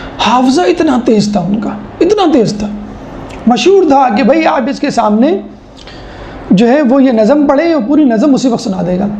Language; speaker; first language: Urdu; native; Urdu